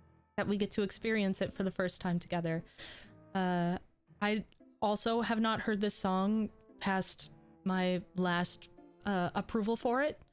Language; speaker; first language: English; native; English